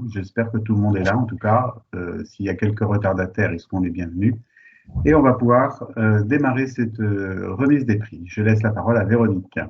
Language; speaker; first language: French; native; French